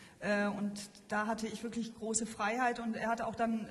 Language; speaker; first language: German; native; German